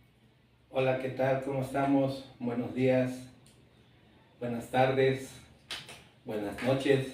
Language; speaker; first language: Spanish; native; Spanish